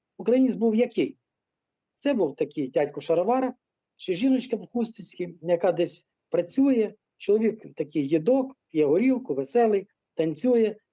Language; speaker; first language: Ukrainian; non-native, local second language; Russian